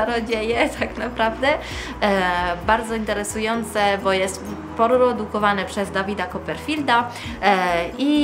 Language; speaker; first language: Polish; early bilingual, heritage; Polish